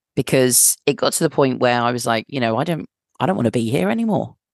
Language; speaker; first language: English; native; English